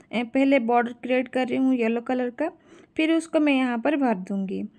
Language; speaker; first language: Hindi; non-native, local second language; Odia